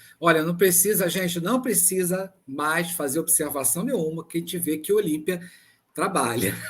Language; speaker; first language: Portuguese; native; Portuguese